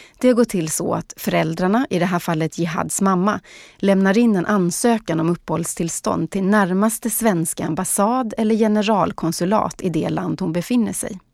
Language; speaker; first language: Swedish; native; Swedish